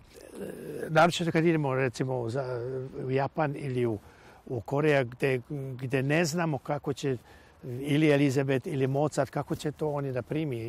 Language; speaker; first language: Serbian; non-native, local second language; Hungarian